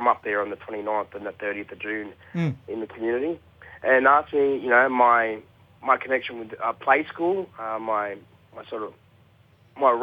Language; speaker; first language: English; native; English